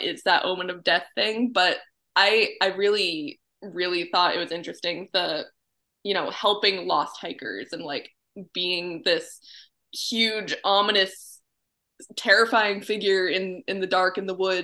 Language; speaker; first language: English; native; English